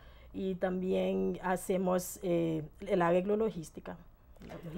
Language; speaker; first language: Spanish; non-native, fluent; Haitian Creole